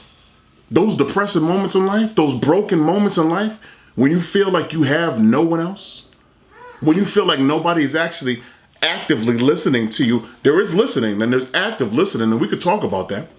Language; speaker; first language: English; native; English